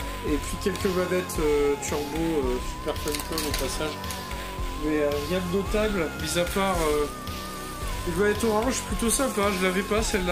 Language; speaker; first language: French; native; French